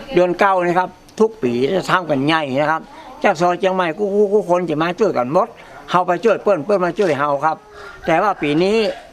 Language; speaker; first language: Thai; native; Thai